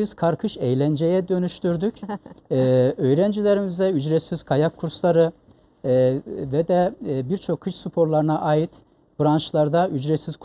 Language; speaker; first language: Turkish; native; Turkish